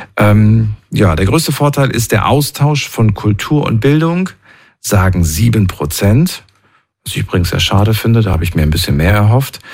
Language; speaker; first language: German; native; German